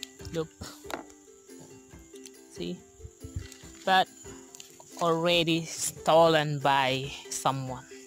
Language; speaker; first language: English; non-native, learner; Indonesian